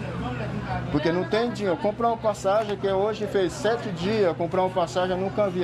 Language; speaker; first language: Portuguese; non-native, learner; Haitian Creole